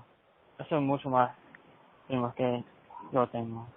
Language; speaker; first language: Spanish; early bilingual, heritage; Spanish